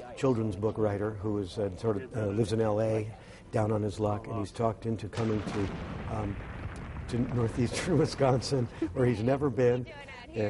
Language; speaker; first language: English; native; English